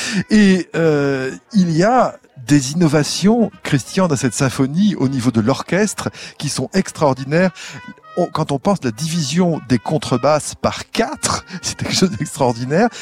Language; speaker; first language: French; native; French